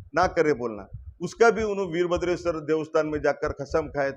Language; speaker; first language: Hindi; non-native, local second language; Kannada